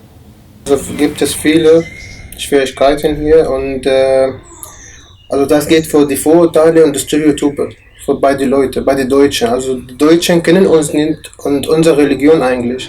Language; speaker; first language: German; non-native, learner; Arabic